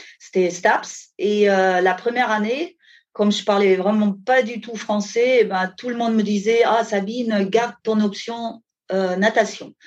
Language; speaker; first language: French; non-native, fluent; German